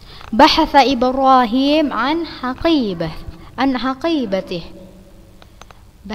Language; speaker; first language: Arabic; non-native, fluent; Indonesian